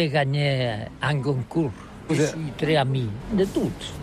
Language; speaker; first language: French; non-native, learner; Catalan